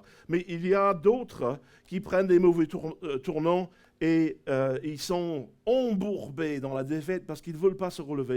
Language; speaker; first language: French; non-native, fluent; English